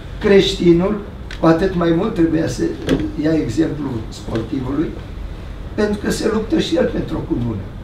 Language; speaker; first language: Romanian; native; Romanian